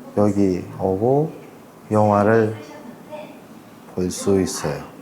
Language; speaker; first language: Korean; non-native, learner; Russian